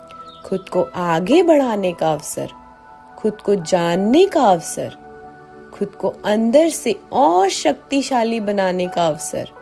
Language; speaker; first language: Hindi; native; Hindi